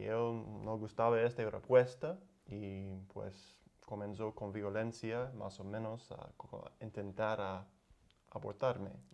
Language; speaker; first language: Spanish; non-native, learner; English